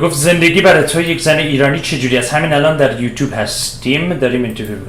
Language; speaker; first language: Persian; early bilingual, heritage; Persian